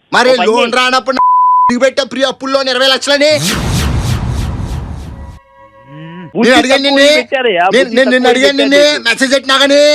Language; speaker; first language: Telugu; native; Telugu